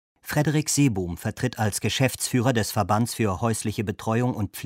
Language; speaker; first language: German; native; German